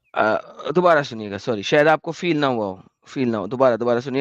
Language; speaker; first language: Urdu; native; Urdu